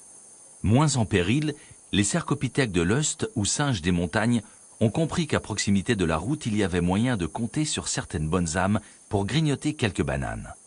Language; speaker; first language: French; native; French